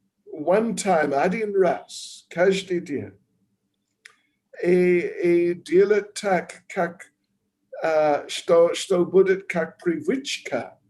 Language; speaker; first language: Russian; non-native, learner; English